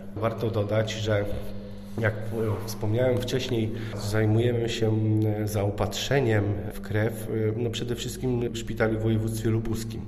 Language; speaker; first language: Polish; native; Polish